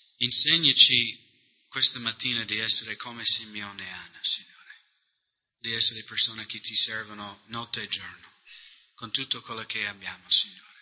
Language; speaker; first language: Italian; non-native, fluent; English